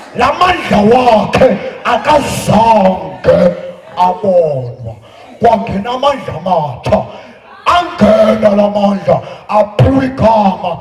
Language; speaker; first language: Zulu; non-native, local second language; Xhosa